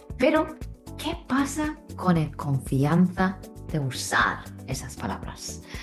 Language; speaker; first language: Spanish; non-native, fluent; Chinese